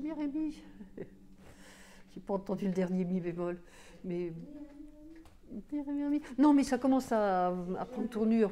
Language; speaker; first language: French; native; French